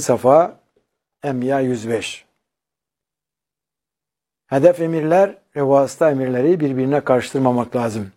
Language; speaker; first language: Turkish; native; Turkish